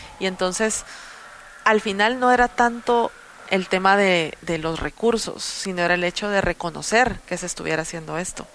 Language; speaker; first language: Spanish; native; Spanish